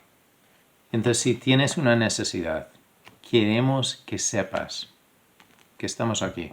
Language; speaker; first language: Spanish; non-native, fluent; English